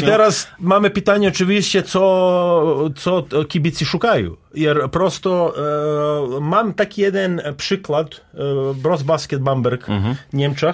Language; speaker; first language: Polish; non-native, learner; Serbian